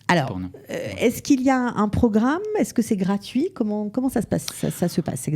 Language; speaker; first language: French; native; French